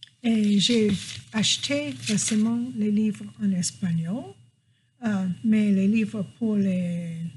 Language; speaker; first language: French; non-native, fluent; English